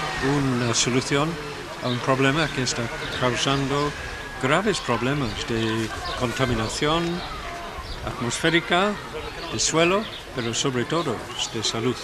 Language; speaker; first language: Spanish; non-native, fluent; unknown